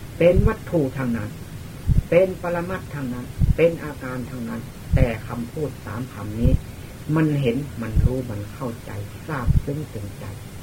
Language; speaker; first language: Thai; non-native, local second language; Lao